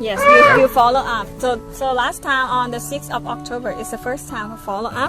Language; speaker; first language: English; non-native, learner; Thai